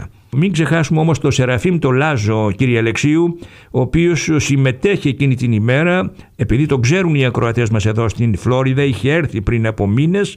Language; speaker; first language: Greek; native; Greek